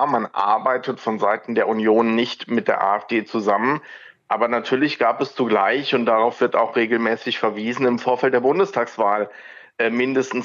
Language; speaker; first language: German; native; German